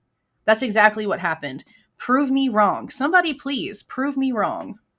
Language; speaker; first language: English; native; English